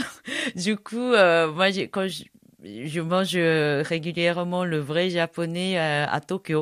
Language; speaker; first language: French; non-native, fluent; Japanese